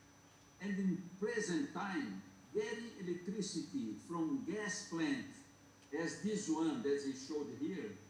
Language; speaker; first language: English; non-native, fluent; Portuguese